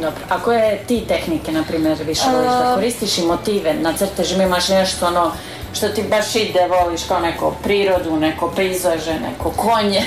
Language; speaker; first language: Croatian; native; Croatian